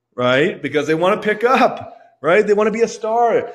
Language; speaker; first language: English; native; English